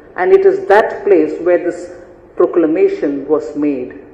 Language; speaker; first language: English; non-native, local second language; Tamil